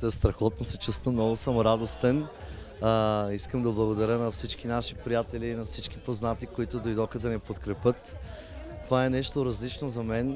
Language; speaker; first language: Bulgarian; native; Bulgarian